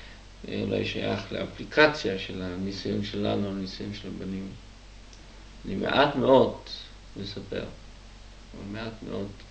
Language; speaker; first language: Hebrew; non-native, fluent; Czech